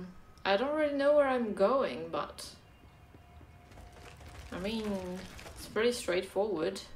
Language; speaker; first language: English; non-native, fluent; French